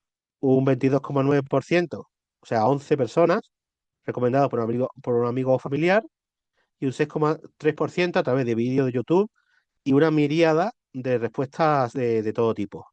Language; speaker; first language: Spanish; native; Spanish